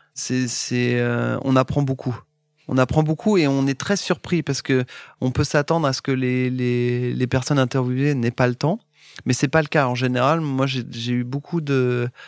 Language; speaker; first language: French; native; French